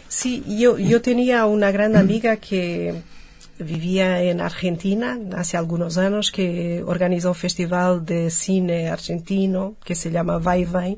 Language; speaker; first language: Spanish; non-native, fluent; Portuguese